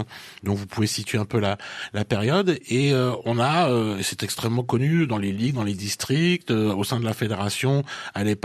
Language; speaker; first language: French; native; French